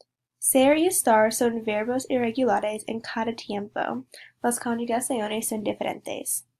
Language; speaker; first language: Spanish; non-native, learner; English